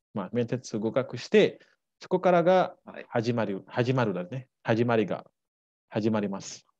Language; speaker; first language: Japanese; native; Japanese